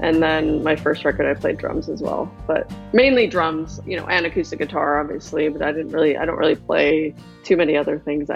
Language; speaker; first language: English; native; English